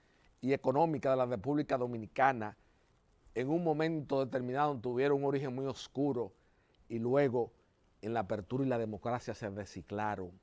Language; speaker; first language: Spanish; native; Spanish